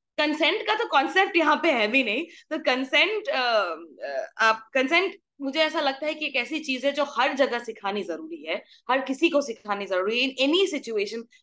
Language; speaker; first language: Hindi; native; Hindi